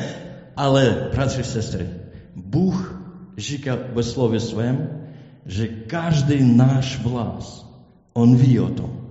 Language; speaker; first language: Czech; non-native, learner; Ukrainian